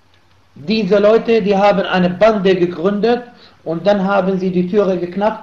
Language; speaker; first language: German; non-native, fluent; Arabic